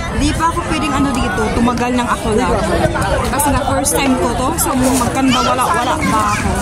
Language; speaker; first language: Filipino; native; Filipino